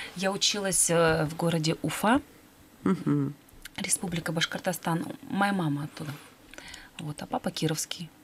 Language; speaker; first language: Russian; native; Russian